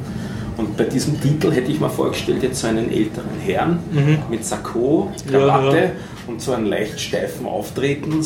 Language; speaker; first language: German; native; German